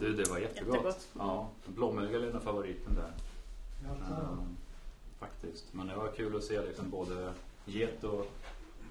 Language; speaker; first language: Swedish; native; Swedish